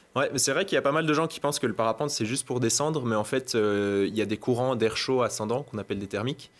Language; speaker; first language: French; native; French